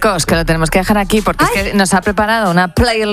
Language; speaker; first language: Spanish; native; Spanish